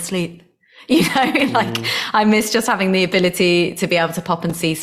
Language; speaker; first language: English; native; English